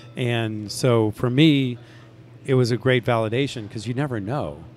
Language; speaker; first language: English; native; English